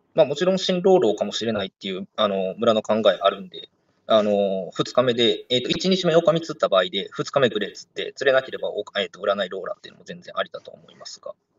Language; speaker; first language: Japanese; native; Japanese